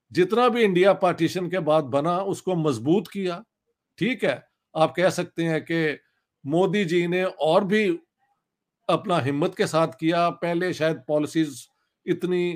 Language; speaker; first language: Urdu; non-native, local second language; Punjabi